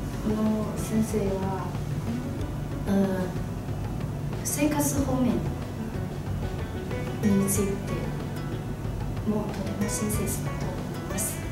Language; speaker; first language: Japanese; non-native, learner; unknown